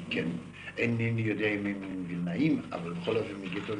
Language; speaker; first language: Hebrew; non-native, fluent; Yiddish